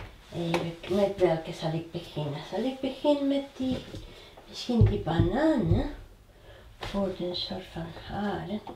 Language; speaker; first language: Dutch; non-native, fluent; Spanish